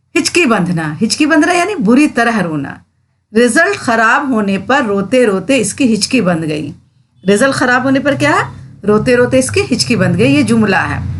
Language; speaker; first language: Urdu; native; Urdu